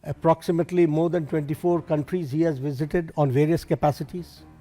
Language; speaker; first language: English; non-native, local second language; Hindi